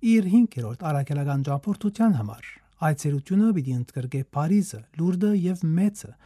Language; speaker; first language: Armenian; native; Armenian